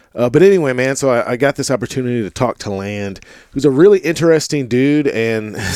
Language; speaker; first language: English; native; English